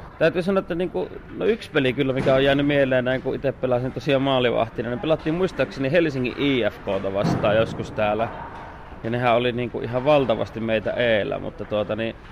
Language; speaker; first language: Finnish; native; Finnish